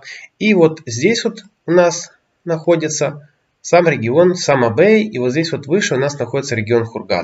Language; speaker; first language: Russian; native; Russian